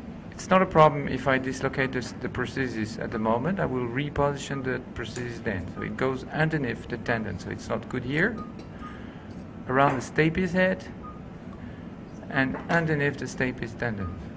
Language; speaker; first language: English; non-native, fluent; French